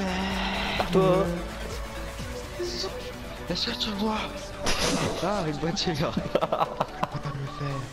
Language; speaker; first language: French; native; French